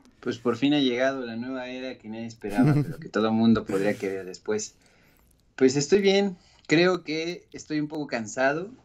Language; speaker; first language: Spanish; native; Spanish